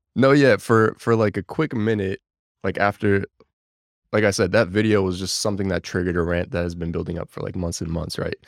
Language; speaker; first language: English; early bilingual, other home language; Bulgarian